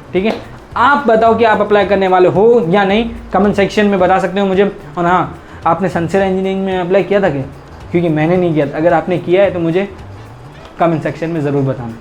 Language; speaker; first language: Hindi; native; Hindi